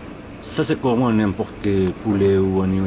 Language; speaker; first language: French; non-native, learner; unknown